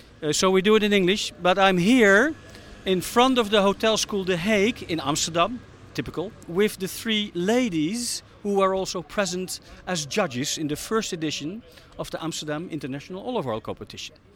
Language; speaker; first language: English; non-native, fluent; Dutch